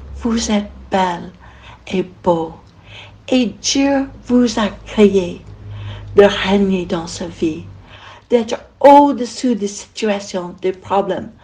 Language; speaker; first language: French; non-native, fluent; English